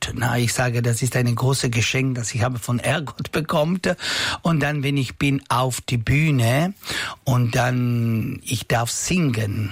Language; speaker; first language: German; non-native, local second language; Italian